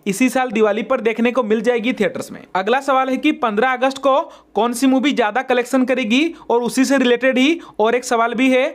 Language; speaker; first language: Hindi; native; Hindi